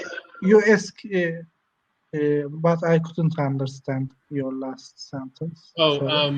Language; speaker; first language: English; non-native, learner; Turkish